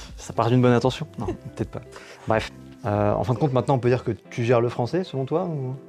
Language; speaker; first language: French; native; French